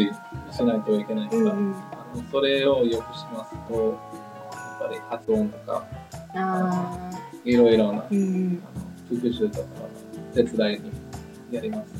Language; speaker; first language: Japanese; non-native, learner; English